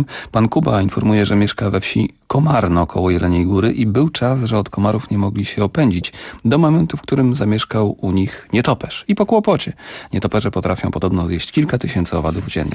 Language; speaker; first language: Polish; native; Polish